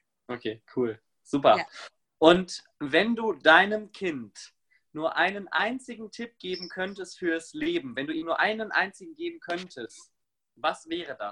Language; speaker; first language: German; native; German